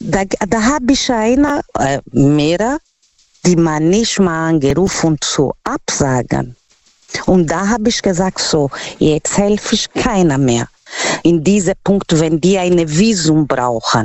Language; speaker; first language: German; non-native, learner; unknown